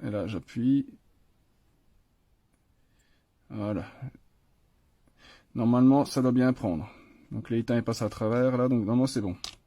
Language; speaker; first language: French; native; French